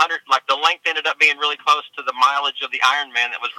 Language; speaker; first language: English; native; English